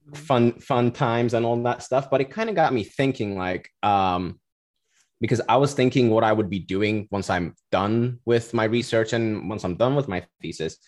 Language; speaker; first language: English; non-native, fluent; Turkish